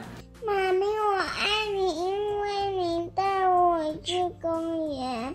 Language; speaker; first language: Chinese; early bilingual, other home language; Indonesian